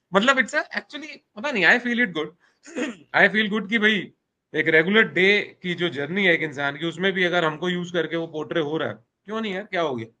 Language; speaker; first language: Hindi; native; Hindi